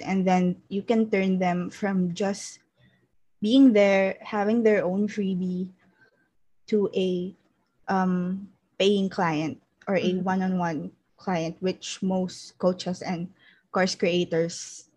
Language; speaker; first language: English; non-native, local second language; Filipino